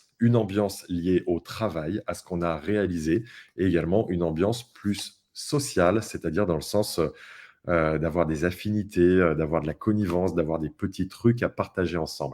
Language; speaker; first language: French; native; French